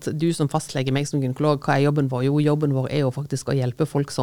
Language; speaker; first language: Norwegian; native; Norwegian